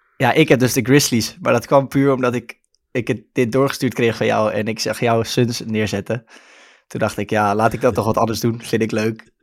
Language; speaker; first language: Dutch; native; Dutch